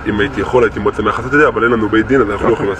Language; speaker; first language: Hebrew; native; Hebrew